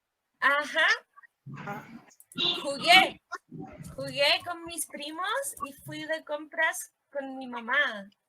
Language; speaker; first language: Spanish; non-native, fluent; English